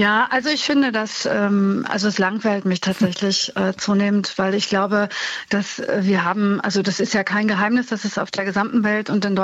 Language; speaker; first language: German; native; German